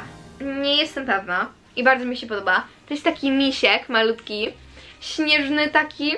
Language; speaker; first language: Polish; early bilingual, heritage; Polish